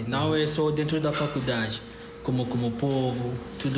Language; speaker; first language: Portuguese; non-native, fluent; Akan